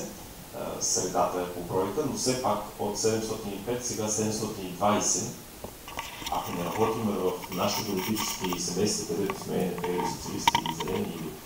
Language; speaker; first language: Bulgarian; native; Bulgarian